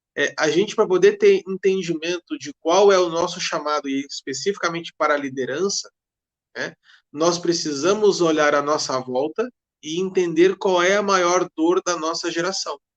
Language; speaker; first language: Portuguese; native; Portuguese